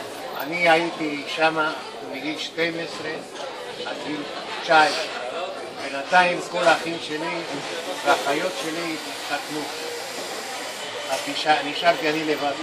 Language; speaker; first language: Hebrew; non-native, fluent; Spanish